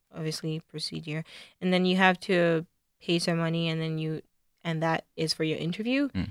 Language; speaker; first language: English; non-native, local second language; Igbo